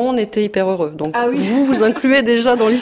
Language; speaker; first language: French; native; French